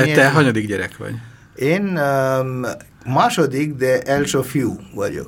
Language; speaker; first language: Hungarian; non-native, fluent; Bangla